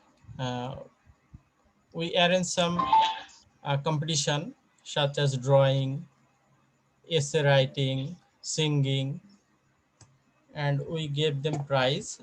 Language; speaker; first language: English; non-native, fluent; Bangla